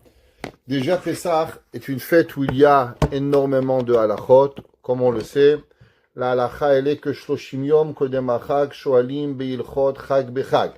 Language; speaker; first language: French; native; French